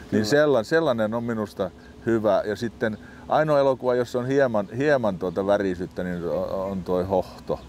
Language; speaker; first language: Finnish; native; Finnish